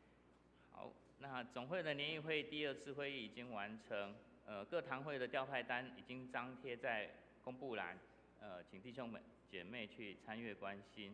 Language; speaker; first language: Chinese; native; Chinese